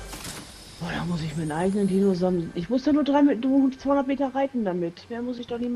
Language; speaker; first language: German; native; German